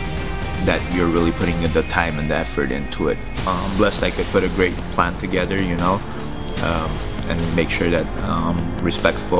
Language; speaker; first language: English; early bilingual, other home language; Armenian